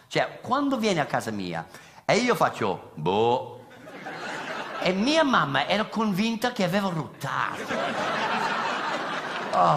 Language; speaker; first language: Italian; non-native, fluent; English